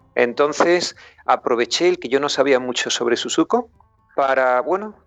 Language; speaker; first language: Spanish; native; Spanish